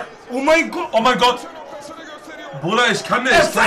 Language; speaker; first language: German; early bilingual, other home language; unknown